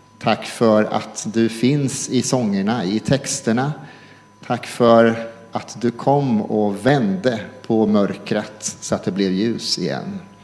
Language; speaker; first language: Swedish; native; Swedish